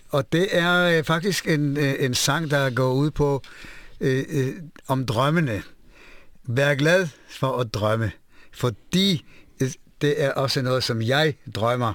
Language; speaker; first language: Danish; non-native, fluent; Hebrew